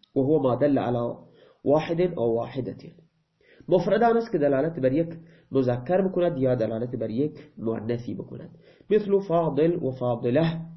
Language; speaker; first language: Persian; non-native, local second language; Baluchi